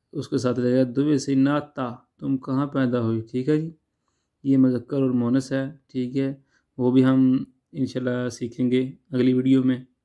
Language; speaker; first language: Urdu; non-native, local second language; Punjabi